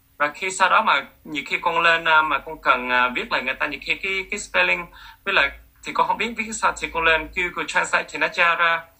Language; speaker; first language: Vietnamese; early bilingual, heritage; Vietnamese